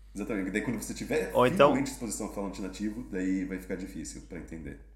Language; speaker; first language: Portuguese; native; Portuguese